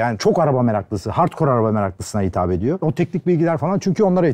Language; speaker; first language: Turkish; native; Turkish